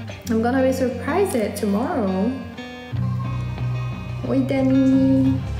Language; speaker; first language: English; non-native, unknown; Portuguese